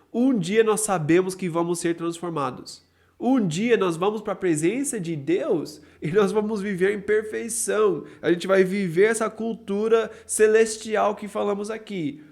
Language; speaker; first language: Portuguese; non-native, fluent; English